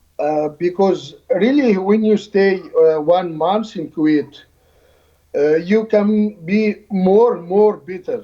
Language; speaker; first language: English; non-native, learner; Arabic